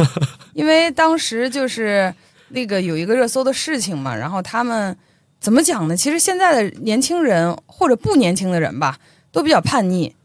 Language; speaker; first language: Chinese; native; Chinese